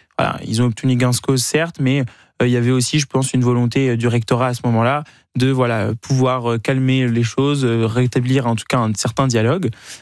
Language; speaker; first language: French; native; French